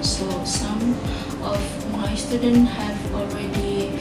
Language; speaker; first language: English; non-native, fluent; Indonesian